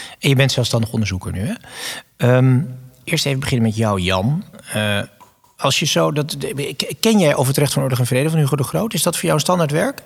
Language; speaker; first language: Dutch; native; Dutch